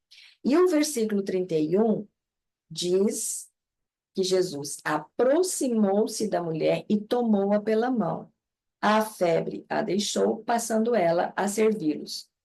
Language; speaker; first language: Portuguese; native; Portuguese